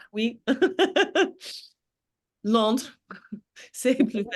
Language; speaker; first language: French; non-native, learner; English